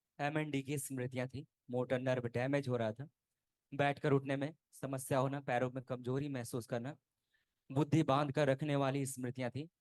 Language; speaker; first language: Hindi; native; Hindi